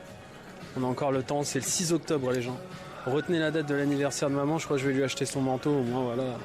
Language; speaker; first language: French; native; French